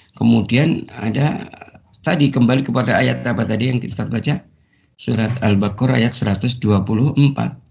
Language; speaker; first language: Indonesian; non-native, local second language; Javanese